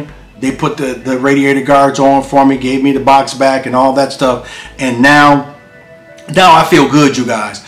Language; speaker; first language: English; native; English